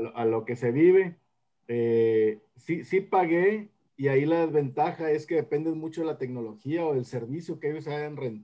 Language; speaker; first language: Spanish; native; Spanish